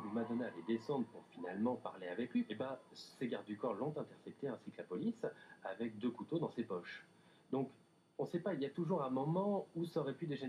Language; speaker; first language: French; native; French